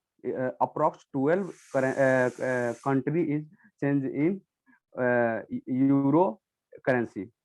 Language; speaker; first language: English; non-native, learner; Hindi